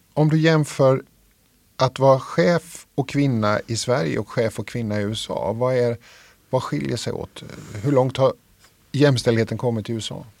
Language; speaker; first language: Swedish; native; Swedish